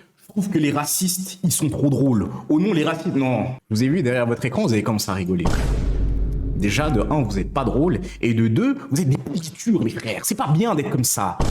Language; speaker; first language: French; native; French